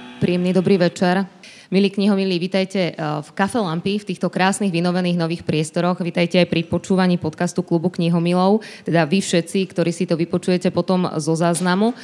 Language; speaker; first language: Slovak; native; Slovak